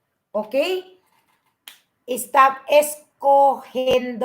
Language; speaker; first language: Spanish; non-native, fluent; Filipino